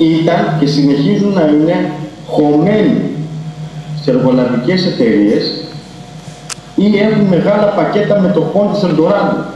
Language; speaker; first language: Greek; native; Greek